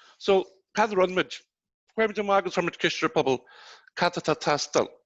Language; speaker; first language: Irish; native; Irish